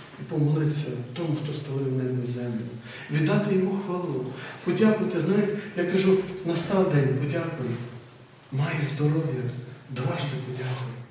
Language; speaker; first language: Ukrainian; native; Ukrainian